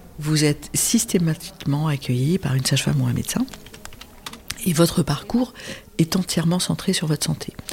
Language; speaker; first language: French; non-native, local second language; Arabic